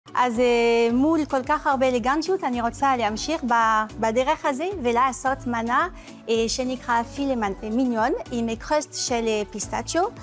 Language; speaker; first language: Hebrew; non-native, fluent; French